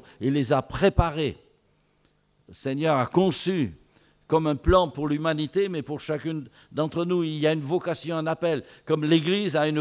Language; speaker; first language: French; native; French